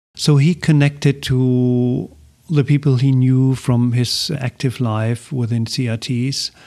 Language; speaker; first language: English; non-native, fluent; German